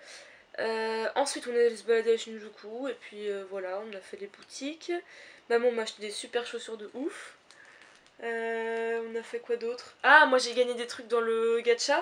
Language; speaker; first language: French; native; French